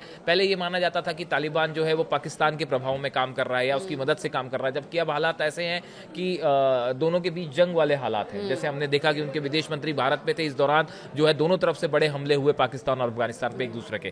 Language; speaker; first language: Hindi; native; Hindi